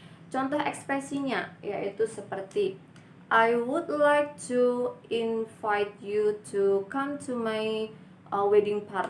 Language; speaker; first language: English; non-native, learner; Indonesian